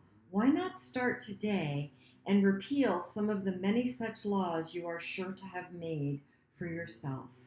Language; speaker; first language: English; native; English